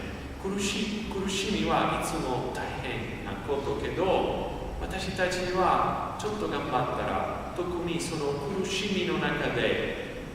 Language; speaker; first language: Japanese; non-native, fluent; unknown